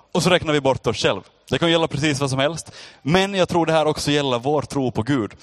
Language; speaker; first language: Swedish; native; Swedish